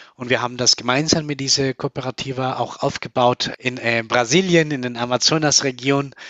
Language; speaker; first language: German; non-native, fluent; Spanish